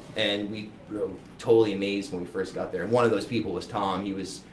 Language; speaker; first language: English; native; English